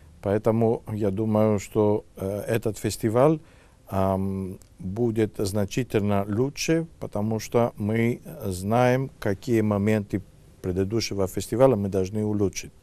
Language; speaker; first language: Russian; non-native, fluent; Greek